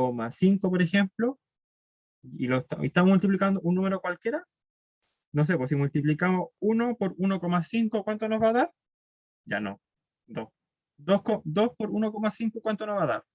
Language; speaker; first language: Spanish; native; Spanish